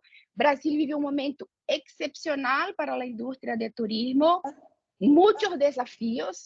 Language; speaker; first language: Spanish; non-native, fluent; Portuguese